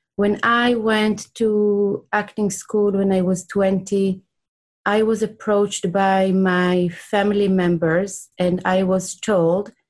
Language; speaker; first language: English; non-native, fluent; Hebrew